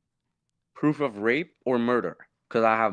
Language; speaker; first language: English; native; English